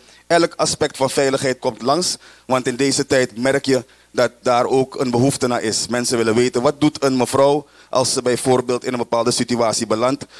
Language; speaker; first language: Dutch; native; Dutch